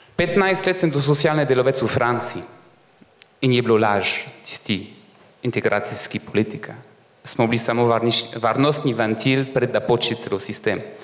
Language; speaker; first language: Slovenian; non-native, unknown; French